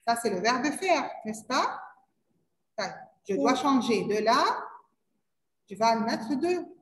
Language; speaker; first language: French; non-native, learner; Arabic